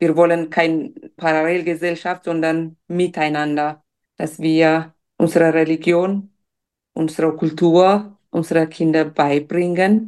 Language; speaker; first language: German; non-native, fluent; Tigrinya